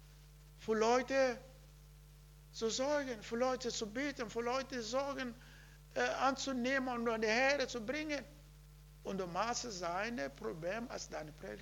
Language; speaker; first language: German; non-native, learner; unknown